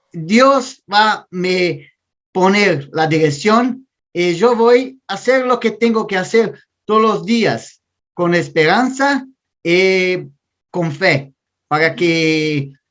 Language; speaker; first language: Spanish; non-native, learner; Portuguese